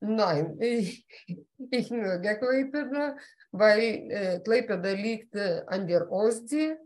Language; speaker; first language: German; non-native, fluent; Lithuanian